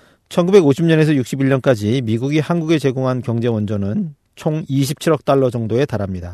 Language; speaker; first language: Korean; native; Korean